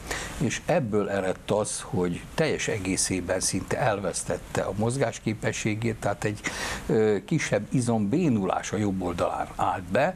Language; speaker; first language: Hungarian; native; Hungarian